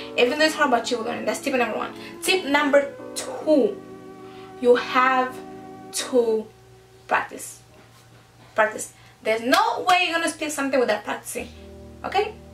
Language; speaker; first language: English; early bilingual, other home language; Portuguese